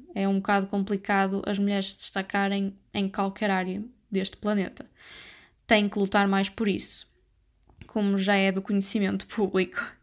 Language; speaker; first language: Portuguese; native; Portuguese